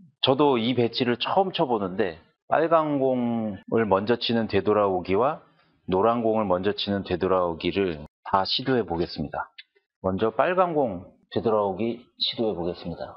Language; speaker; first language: Korean; native; Korean